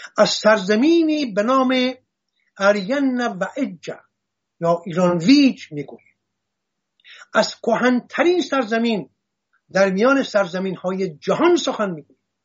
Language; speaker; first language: Persian; non-native, local second language; Assyrian Neo-Aramaic